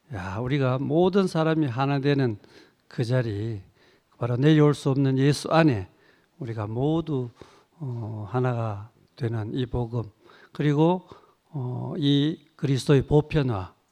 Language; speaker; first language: Korean; native; Korean